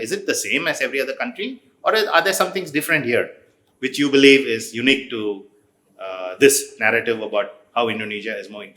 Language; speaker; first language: English; non-native, fluent; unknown